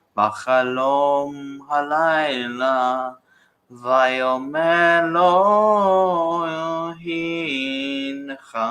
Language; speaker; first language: Hebrew; non-native, learner; English